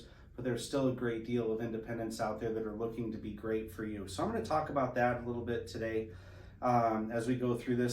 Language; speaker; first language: English; native; English